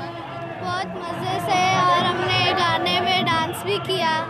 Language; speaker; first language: Hindi; non-native, local second language; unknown